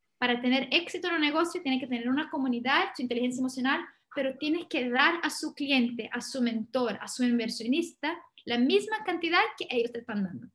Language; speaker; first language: Spanish; non-native, fluent; Portuguese